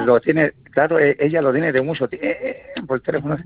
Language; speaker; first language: Spanish; native; Spanish